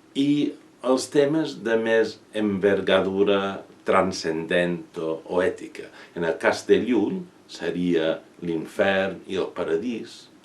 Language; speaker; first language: Catalan; non-native, fluent; English